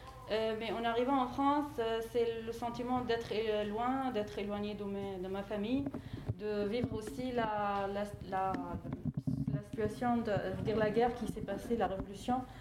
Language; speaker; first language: French; non-native, fluent; Arabic